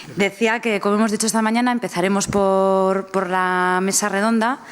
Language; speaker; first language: Spanish; native; Spanish